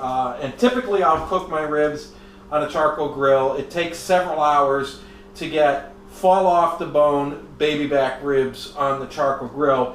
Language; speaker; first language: English; native; English